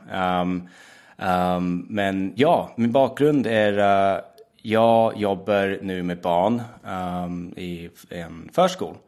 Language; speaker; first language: Swedish; non-native, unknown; English